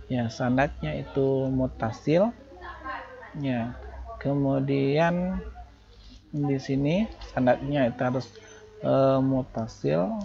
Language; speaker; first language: Indonesian; native; Indonesian